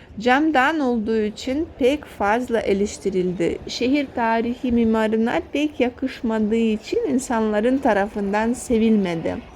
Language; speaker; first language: Turkish; non-native, fluent; Russian